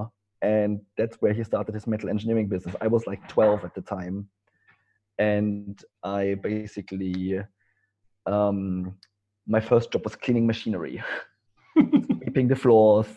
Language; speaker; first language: English; non-native, fluent; German